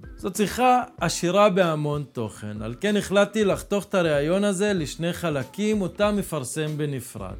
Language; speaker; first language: Hebrew; native; Hebrew